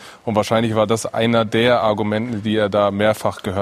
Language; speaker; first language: German; native; German